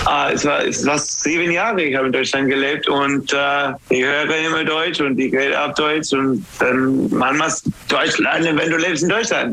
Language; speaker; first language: German; non-native, learner; English